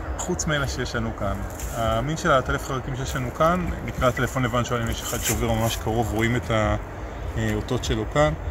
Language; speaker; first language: Hebrew; native; Hebrew